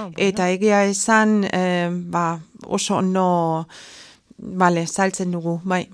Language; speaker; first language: Basque; non-native, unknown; German